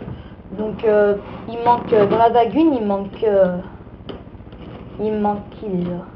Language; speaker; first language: French; native; French